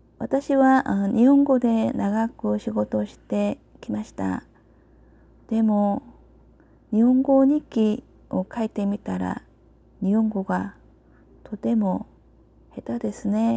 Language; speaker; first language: Japanese; non-native, learner; Korean